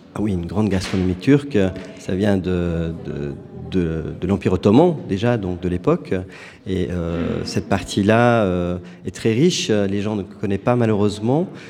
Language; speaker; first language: French; non-native, fluent; Turkish